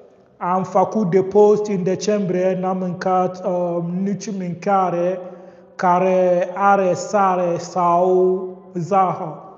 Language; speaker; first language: Romanian; non-native, learner; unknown